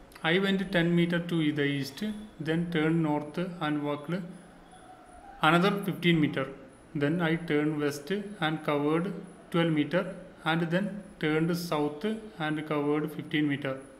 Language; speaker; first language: English; non-native, local second language; Malayalam